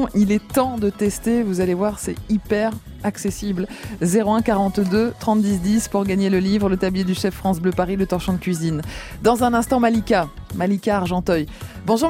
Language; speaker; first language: French; native; French